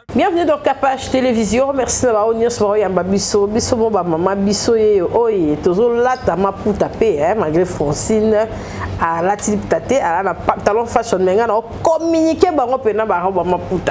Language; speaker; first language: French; non-native, local second language; Lingala